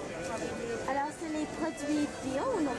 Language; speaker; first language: French; non-native, learner; English